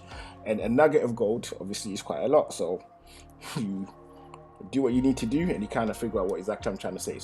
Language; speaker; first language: English; native; English